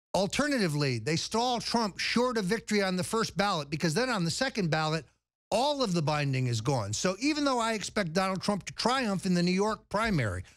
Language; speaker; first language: English; native; English